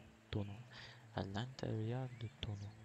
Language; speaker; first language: French; non-native, learner; English